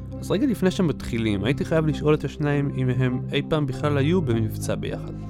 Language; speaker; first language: Hebrew; native; Hebrew